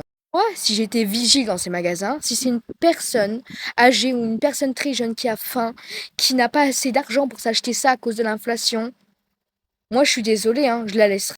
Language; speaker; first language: French; native; French